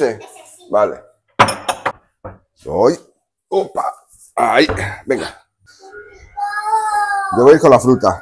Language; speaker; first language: Spanish; native; Spanish